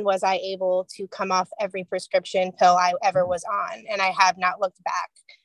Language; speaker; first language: English; native; English